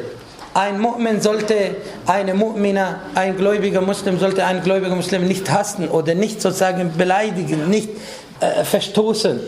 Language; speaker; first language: German; non-native, fluent; Arabic